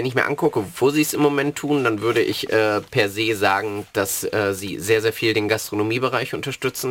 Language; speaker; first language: German; native; German